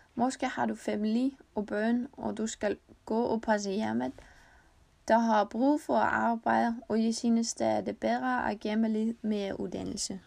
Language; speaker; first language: Danish; non-native, learner; Icelandic